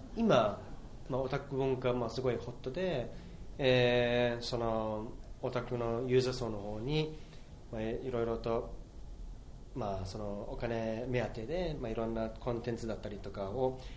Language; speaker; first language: Japanese; non-native, fluent; English